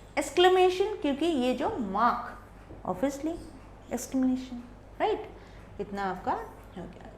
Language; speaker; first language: Hindi; non-native, local second language; Bangla